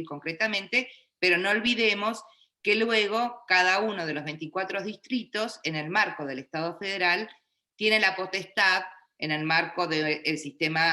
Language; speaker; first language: Spanish; native; Spanish